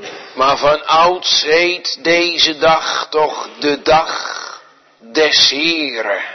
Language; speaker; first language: Dutch; native; Dutch